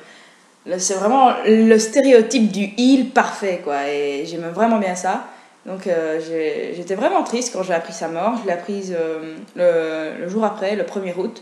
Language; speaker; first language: French; native; French